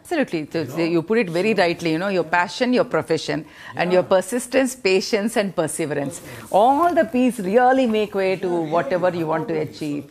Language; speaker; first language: English; non-native, local second language; Telugu